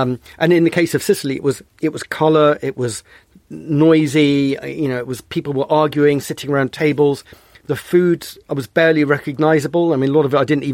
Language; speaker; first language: English; native; English